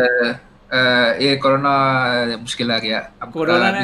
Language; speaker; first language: Hindi; non-native, local second language; Tamil